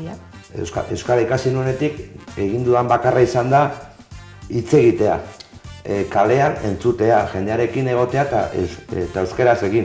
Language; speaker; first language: Basque; non-native, local second language; Spanish